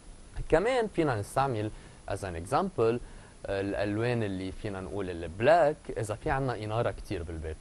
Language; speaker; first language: Arabic; native; Arabic